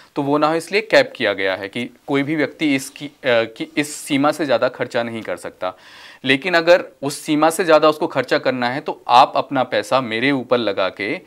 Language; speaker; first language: Hindi; native; Hindi